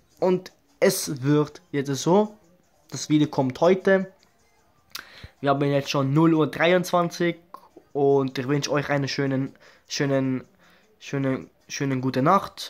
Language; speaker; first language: German; early bilingual, other home language; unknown